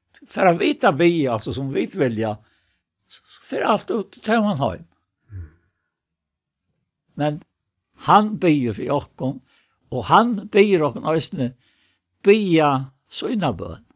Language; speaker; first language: Danish; non-native, local second language; Faroese